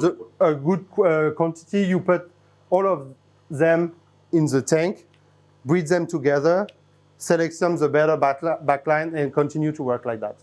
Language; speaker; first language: English; non-native, fluent; French